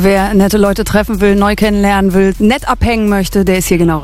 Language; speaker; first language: German; native; German